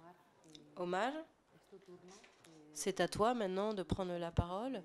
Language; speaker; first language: French; non-native, fluent; Spanish